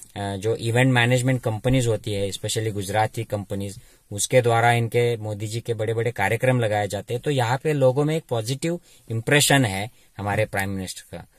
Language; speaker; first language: Hindi; non-native, local second language; Marathi